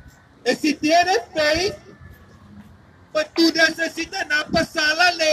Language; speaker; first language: Spanish; non-native, learner; English